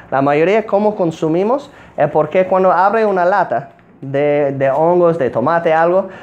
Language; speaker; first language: Spanish; non-native, fluent; English